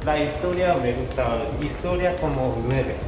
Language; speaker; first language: Spanish; non-native, learner; Korean